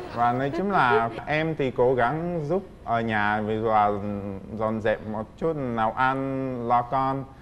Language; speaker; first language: Vietnamese; non-native, fluent; Czech